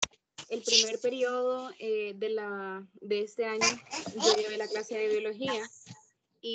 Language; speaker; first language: Spanish; native; Spanish